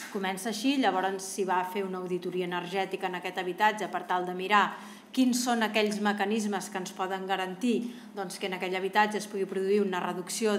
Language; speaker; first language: Catalan; native; Catalan